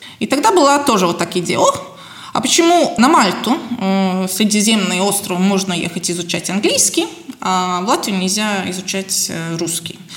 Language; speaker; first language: Russian; non-native, local second language; Latvian